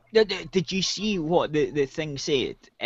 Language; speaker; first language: English; native; English